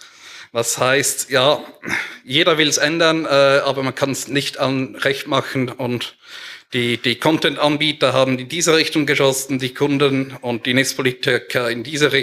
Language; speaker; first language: German; native; German